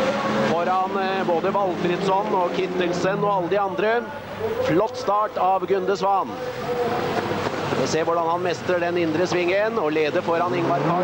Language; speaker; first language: Norwegian; native; Norwegian